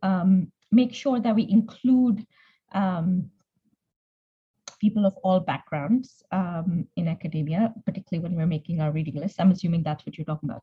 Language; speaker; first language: English; non-native, local second language; Punjabi